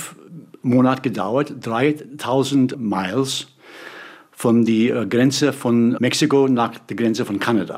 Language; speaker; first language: German; non-native, fluent; English